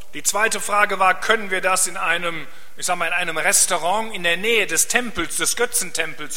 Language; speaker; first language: German; native; German